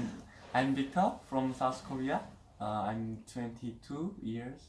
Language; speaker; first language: English; non-native, learner; Korean